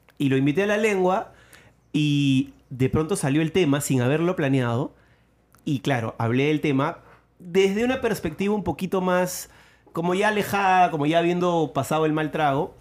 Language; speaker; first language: Spanish; native; Spanish